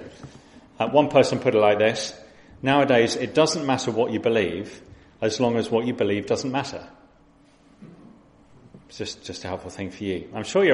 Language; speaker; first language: English; native; English